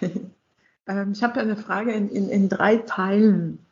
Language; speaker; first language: German; non-native, fluent; English